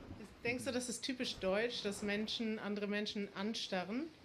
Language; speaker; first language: German; native; German